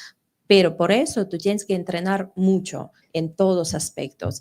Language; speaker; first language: Spanish; non-native, fluent; Russian